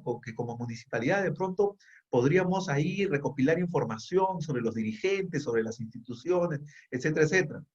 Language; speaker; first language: Spanish; native; Spanish